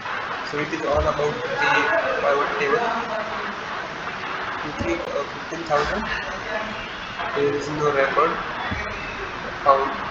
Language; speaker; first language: English; non-native, learner; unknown